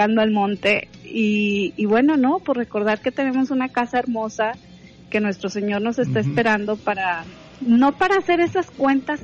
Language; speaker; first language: Spanish; native; Spanish